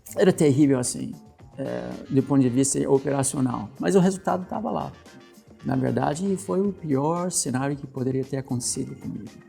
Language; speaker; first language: Portuguese; non-native, fluent; English